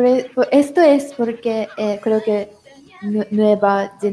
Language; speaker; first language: Spanish; non-native, learner; Japanese